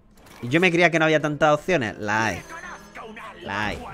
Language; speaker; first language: Spanish; native; Spanish